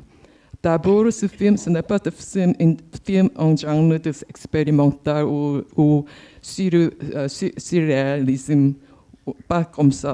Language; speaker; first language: French; non-native, learner; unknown